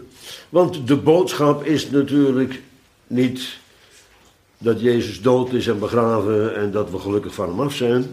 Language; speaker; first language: Dutch; native; Dutch